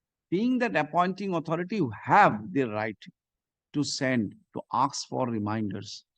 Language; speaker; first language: English; non-native, local second language; Bangla